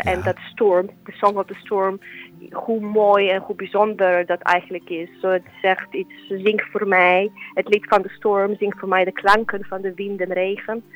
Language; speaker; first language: Dutch; non-native, fluent; Serbian